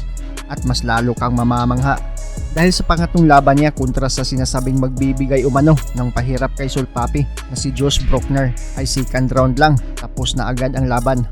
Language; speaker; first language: Filipino; native; Filipino